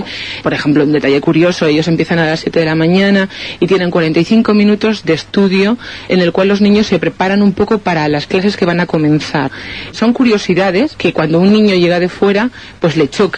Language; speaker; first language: Spanish; native; Spanish